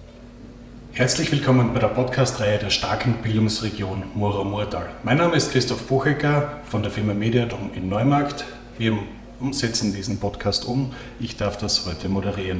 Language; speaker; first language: German; native; German